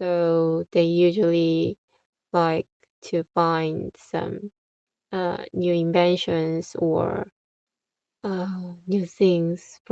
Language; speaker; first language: English; non-native, fluent; Korean